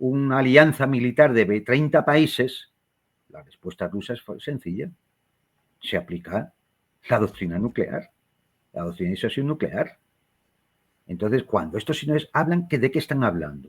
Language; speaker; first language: Spanish; native; Spanish